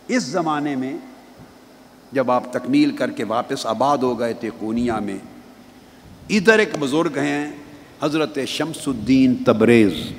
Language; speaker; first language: Urdu; non-native, local second language; Punjabi